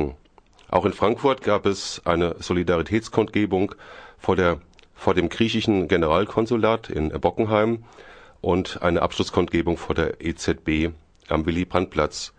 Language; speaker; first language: German; native; German